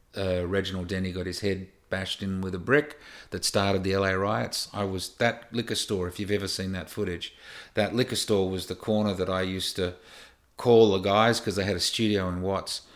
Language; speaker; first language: English; native; English